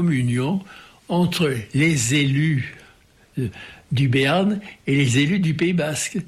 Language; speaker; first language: French; native; French